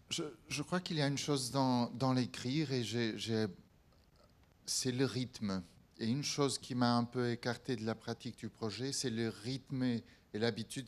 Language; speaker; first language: French; non-native, fluent; Portuguese